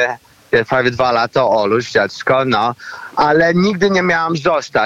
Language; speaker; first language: Polish; early bilingual, heritage; Polish